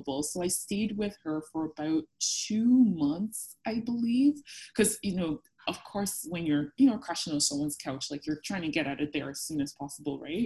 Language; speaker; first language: English; non-native, local second language; Yoruba